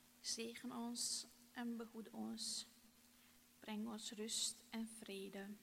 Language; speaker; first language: Dutch; non-native, fluent; Hungarian